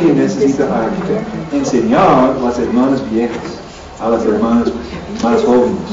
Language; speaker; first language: Spanish; non-native, learner; English